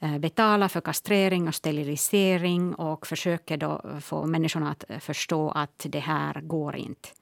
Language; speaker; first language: Swedish; non-native, local second language; Finnish